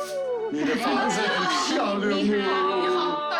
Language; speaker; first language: Chinese; non-native, fluent; English